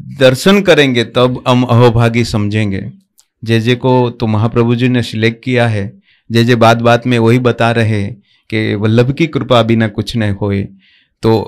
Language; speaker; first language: Hindi; non-native, local second language; Gujarati